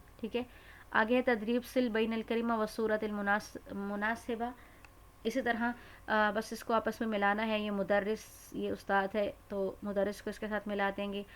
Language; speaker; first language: Urdu; native; Urdu